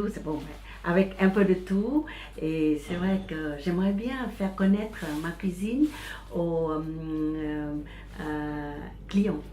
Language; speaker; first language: French; early bilingual, other home language; Vietnamese